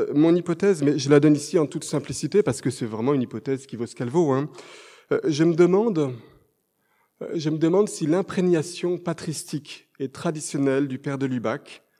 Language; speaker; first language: French; native; French